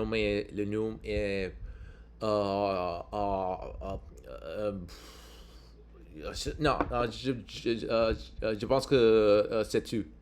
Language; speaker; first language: French; non-native, learner; English